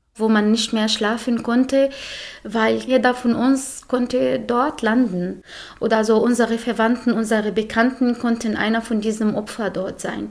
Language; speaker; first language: German; non-native, fluent; Arabic